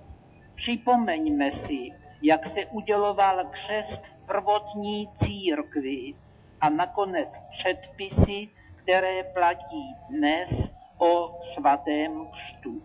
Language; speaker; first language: Czech; native; Czech